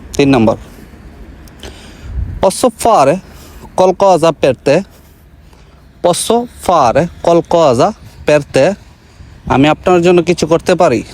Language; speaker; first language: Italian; non-native, learner; Bangla